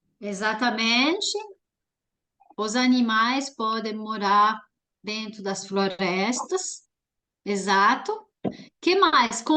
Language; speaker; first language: Portuguese; non-native, fluent; French